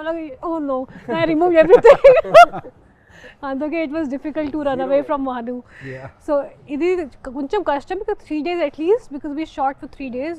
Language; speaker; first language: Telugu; non-native, local second language; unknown